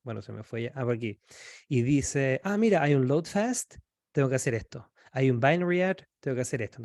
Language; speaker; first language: Spanish; native; Spanish